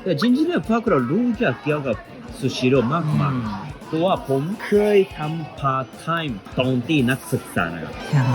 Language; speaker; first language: Thai; non-native, learner; Japanese